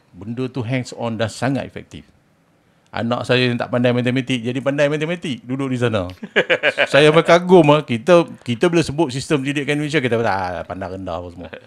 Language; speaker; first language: Malay; native; Malay